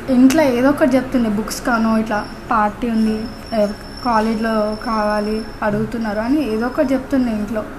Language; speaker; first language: Telugu; native; Telugu